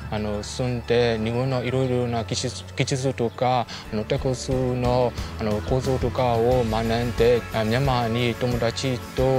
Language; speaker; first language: Japanese; non-native, fluent; Burmese